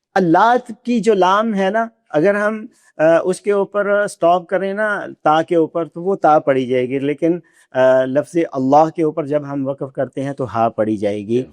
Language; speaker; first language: Urdu; non-native, local second language; Punjabi